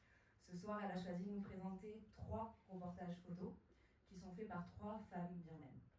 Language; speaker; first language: French; native; French